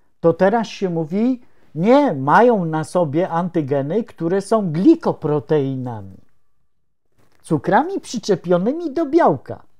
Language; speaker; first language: Polish; native; Polish